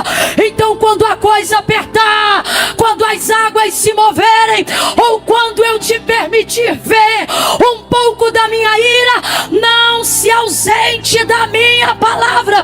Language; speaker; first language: Portuguese; native; Portuguese